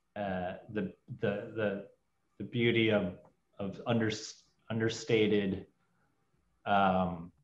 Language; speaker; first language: English; native; English